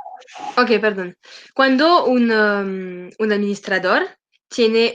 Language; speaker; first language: Spanish; non-native, learner; French